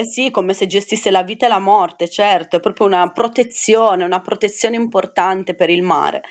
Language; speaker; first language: Italian; native; Italian